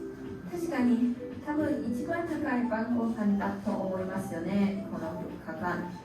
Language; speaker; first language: Japanese; non-native, learner; Chinese